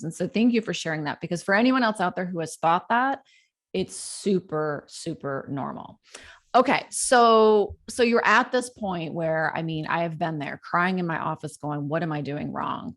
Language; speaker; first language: English; native; English